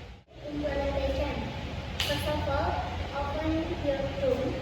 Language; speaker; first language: English; non-native, learner; Indonesian